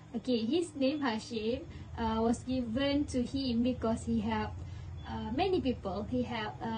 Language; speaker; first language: English; non-native, local second language; Malay